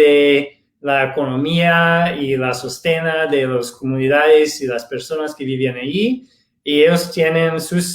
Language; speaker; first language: Spanish; non-native, fluent; English